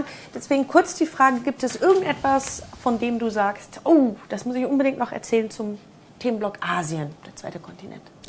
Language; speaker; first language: German; native; German